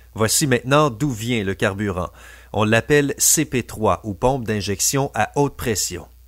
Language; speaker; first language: French; native; French